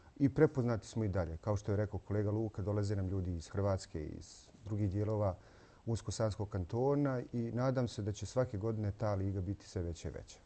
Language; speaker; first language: Croatian; native; Croatian